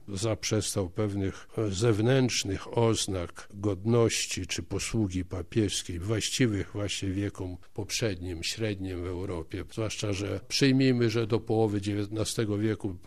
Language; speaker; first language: Polish; native; Polish